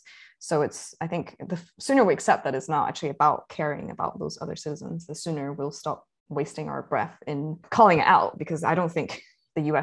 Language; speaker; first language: English; native; English